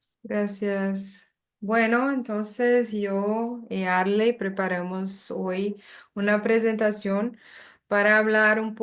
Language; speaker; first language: Spanish; non-native, learner; Portuguese